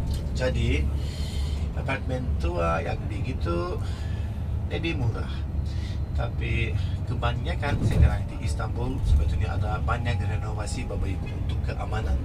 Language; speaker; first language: Indonesian; non-native, fluent; Turkish